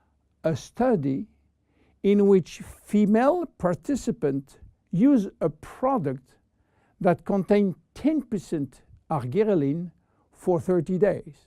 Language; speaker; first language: English; non-native, fluent; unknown